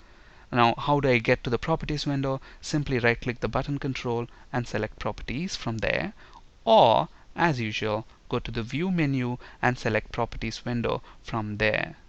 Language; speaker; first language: English; non-native, local second language; Telugu